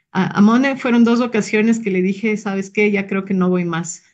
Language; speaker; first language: Spanish; native; Spanish